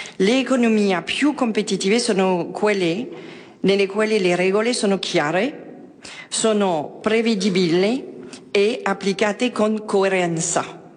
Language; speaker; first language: Italian; non-native, fluent; French